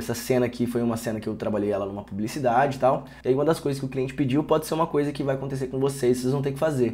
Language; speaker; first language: Portuguese; native; Portuguese